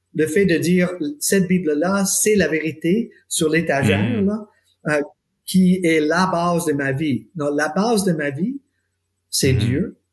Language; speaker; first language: French; non-native, fluent; English